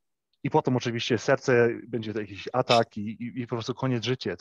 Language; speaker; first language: Polish; early bilingual, heritage; English